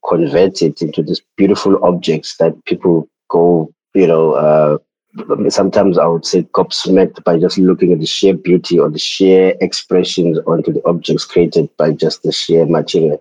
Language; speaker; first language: English; non-native, local second language; Xhosa